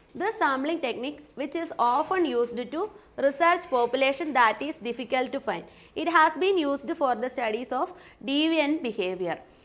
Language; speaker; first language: English; non-native, local second language; Malayalam